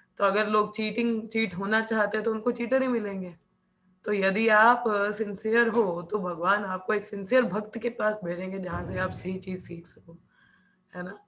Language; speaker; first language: Hindi; non-native, local second language; Punjabi